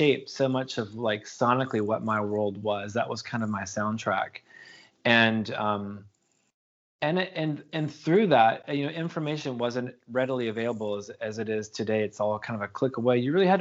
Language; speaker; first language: English; native; English